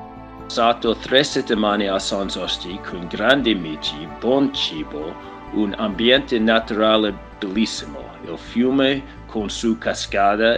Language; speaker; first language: Italian; early bilingual, heritage; Italian